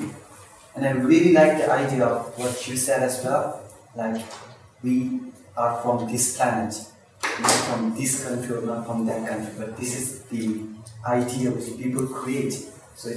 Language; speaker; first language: English; non-native, local second language; Tibetan